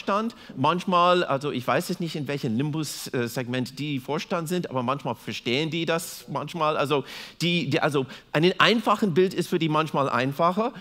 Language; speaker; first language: German; non-native, fluent; English